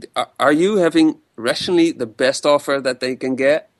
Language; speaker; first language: English; non-native, fluent; Dutch